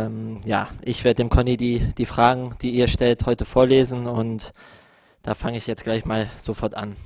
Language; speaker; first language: German; native; German